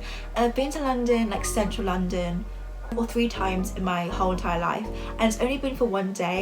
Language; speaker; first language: English; native; English